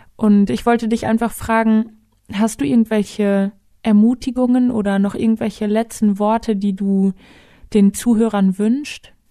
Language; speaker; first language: German; native; German